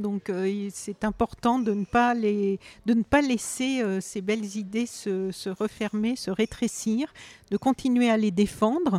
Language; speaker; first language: French; native; French